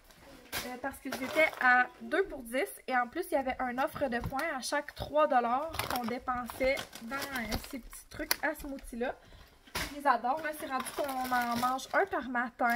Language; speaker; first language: French; native; French